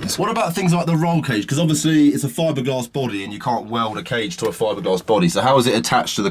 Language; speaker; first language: English; native; English